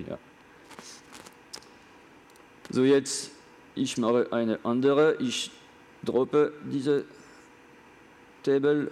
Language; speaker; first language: German; non-native, learner; French